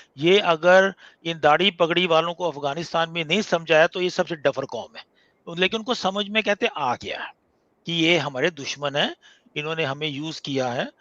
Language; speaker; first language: Hindi; non-native, fluent; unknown